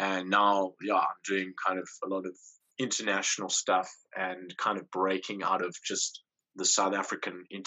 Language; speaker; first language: English; native; English